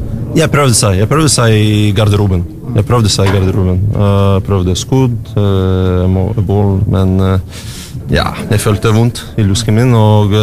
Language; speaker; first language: Norwegian; non-native, learner; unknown